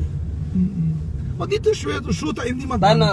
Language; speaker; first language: Filipino; non-native, learner; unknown